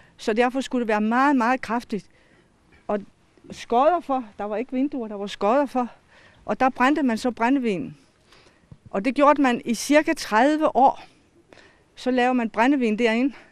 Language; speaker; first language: Danish; native; Danish